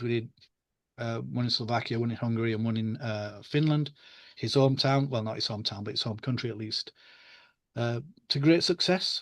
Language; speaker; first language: English; native; English